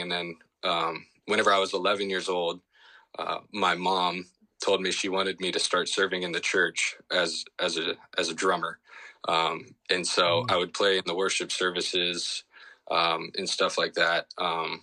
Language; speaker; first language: English; native; English